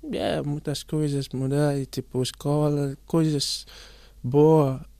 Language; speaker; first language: Portuguese; non-native, learner; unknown